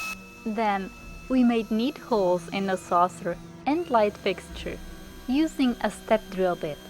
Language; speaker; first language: English; non-native, fluent; Czech